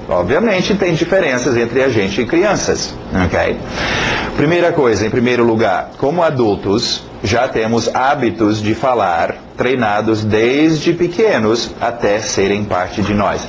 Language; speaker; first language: Portuguese; native; Portuguese